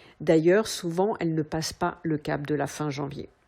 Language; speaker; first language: French; native; French